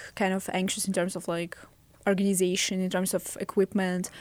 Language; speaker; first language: English; non-native, fluent; Russian